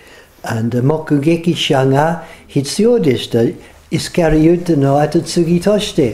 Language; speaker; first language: Japanese; non-native, fluent; English